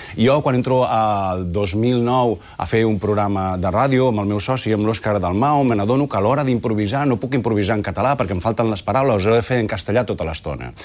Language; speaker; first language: Catalan; non-native, local second language; Spanish